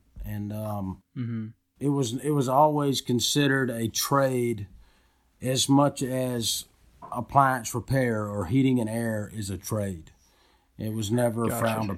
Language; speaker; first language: English; native; English